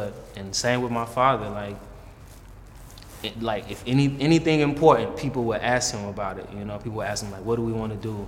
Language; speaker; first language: English; native; English